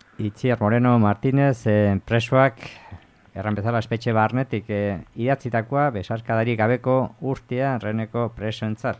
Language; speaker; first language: Basque; native; Basque